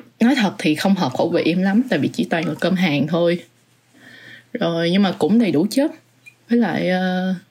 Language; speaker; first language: Vietnamese; native; Vietnamese